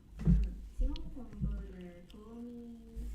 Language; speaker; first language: Korean; non-native, fluent; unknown